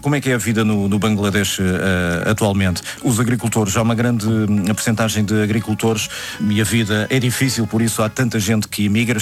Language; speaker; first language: Portuguese; native; Portuguese